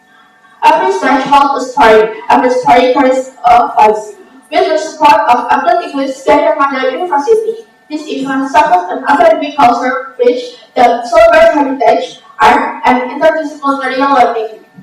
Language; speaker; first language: English; non-native, learner; Indonesian